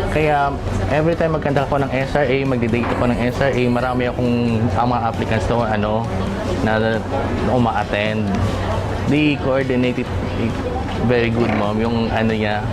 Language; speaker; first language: Filipino; non-native, local second language; Hiligaynon